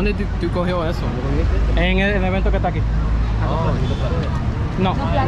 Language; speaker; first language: Spanish; non-native, learner; English